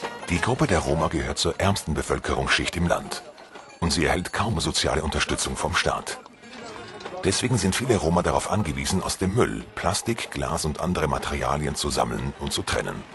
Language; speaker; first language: German; non-native, learner; Romany